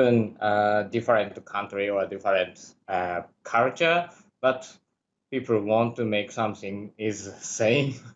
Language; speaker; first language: English; non-native, learner; Japanese